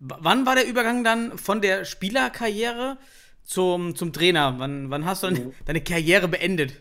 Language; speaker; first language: German; native; German